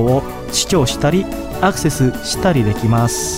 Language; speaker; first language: Japanese; non-native, fluent; Indonesian